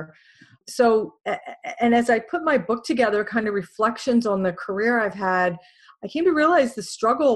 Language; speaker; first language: English; native; English